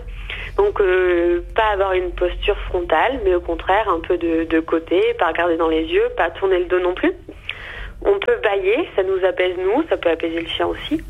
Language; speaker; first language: French; native; French